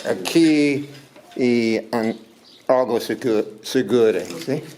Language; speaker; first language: Spanish; non-native, learner; English